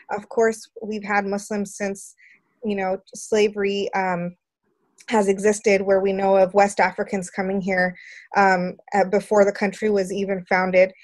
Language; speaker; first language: English; native; English